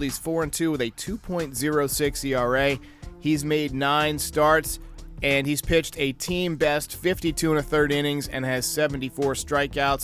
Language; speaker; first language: English; native; English